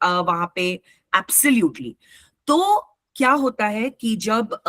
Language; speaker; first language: Hindi; non-native, local second language; Marathi